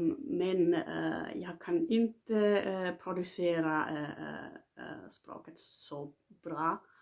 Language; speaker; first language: Swedish; non-native, local second language; Finnish